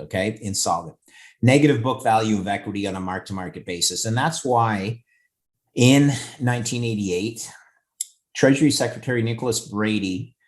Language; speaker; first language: English; native; English